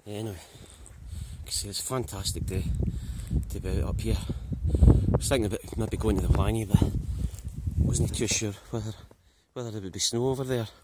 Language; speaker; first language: English; native; English